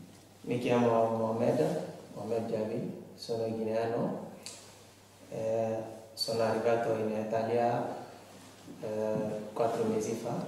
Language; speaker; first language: Italian; non-native, learner; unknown